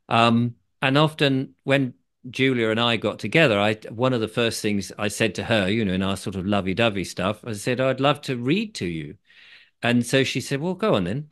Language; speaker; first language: English; native; English